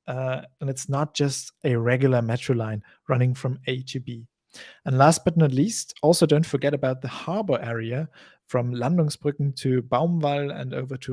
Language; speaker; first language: English; non-native, fluent; German